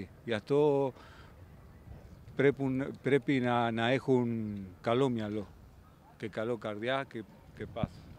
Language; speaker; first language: Greek; non-native, learner; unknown